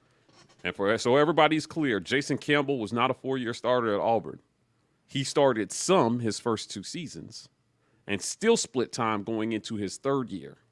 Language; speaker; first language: English; native; English